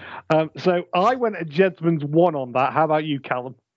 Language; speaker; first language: English; native; English